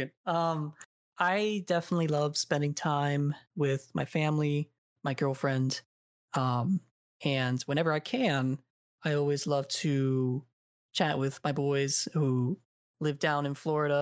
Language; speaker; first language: English; native; English